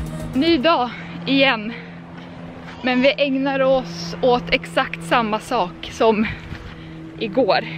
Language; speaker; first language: Swedish; native; Swedish